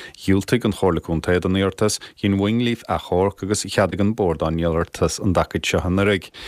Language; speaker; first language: Irish; native; Irish